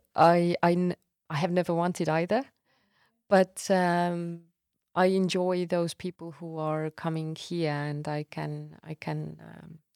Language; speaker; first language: English; non-native, fluent; Estonian